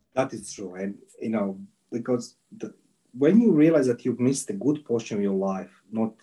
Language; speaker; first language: English; non-native, learner; Croatian